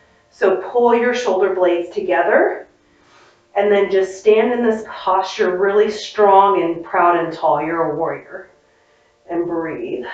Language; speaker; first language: English; native; English